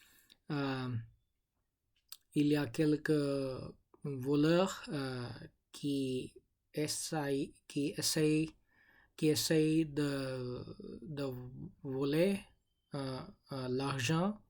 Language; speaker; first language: French; non-native, learner; English